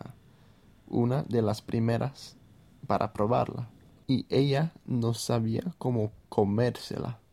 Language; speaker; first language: Spanish; non-native, fluent; English